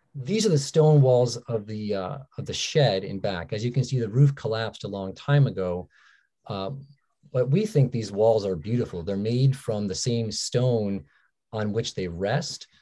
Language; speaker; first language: English; native; English